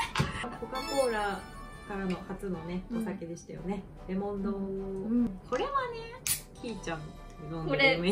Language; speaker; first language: Japanese; native; Japanese